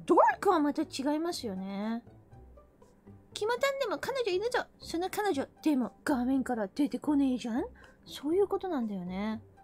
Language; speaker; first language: Japanese; non-native, fluent; English